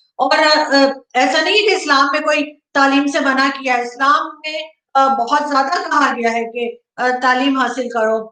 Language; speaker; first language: Urdu; native; Urdu